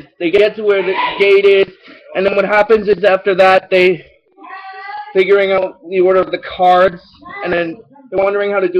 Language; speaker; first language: English; native; English